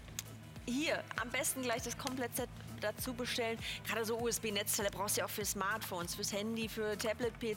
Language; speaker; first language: German; native; German